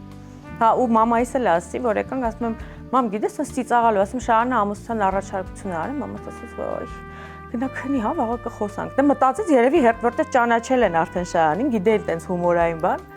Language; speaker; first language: Armenian; native; Armenian